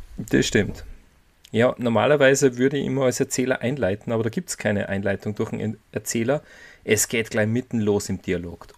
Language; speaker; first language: German; native; German